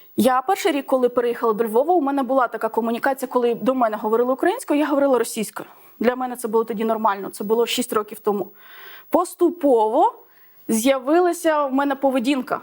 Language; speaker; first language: Ukrainian; non-native, local second language; Russian